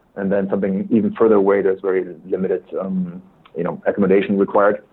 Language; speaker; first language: English; non-native, fluent; German